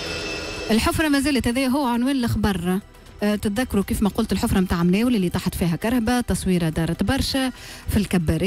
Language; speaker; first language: Arabic; native; Arabic